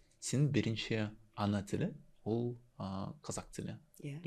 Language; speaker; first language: Kazakh; non-native, learner; Russian